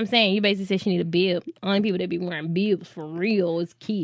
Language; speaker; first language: English; native; English